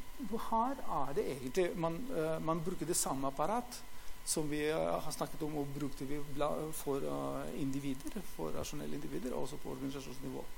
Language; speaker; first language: Norwegian; non-native, fluent; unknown